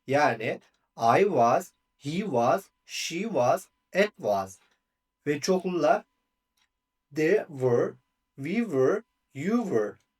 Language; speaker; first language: English; non-native, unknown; Turkish